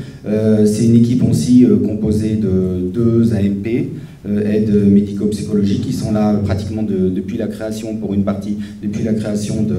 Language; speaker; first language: French; native; French